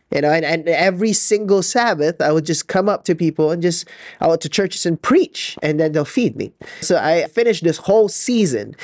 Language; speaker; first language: English; non-native, local second language; Filipino